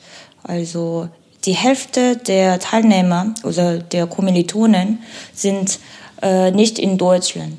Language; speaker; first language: German; non-native, learner; Korean